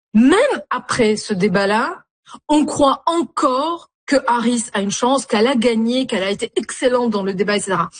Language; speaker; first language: French; non-native, local second language; Arabic